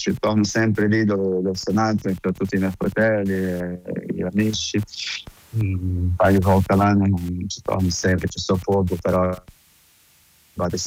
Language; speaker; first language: Italian; non-native, fluent; Portuguese